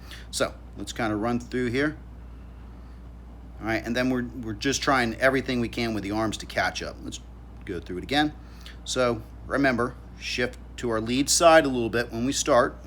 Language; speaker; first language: English; native; English